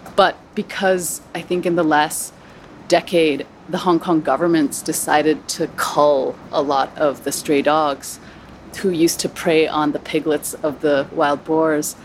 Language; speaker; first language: English; non-native, local second language; Cantonese